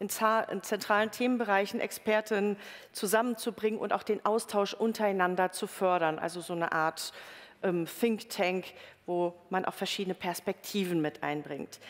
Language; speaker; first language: German; native; German